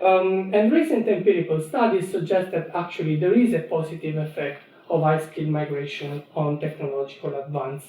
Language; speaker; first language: English; non-native, fluent; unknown